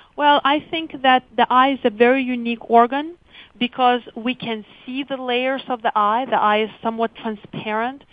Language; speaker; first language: English; early bilingual, other home language; Lithuanian